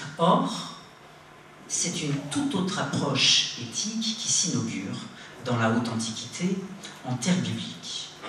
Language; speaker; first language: French; native; French